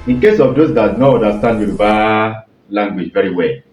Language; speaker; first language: English; non-native, local second language; Yoruba